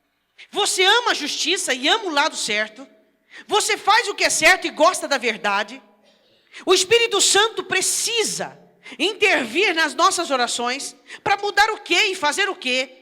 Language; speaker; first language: Portuguese; native; Portuguese